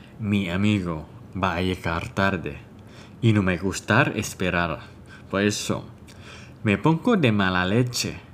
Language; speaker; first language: Spanish; non-native, fluent; Thai